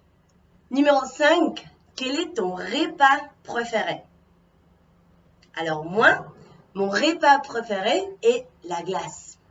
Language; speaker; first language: French; non-native, fluent; Spanish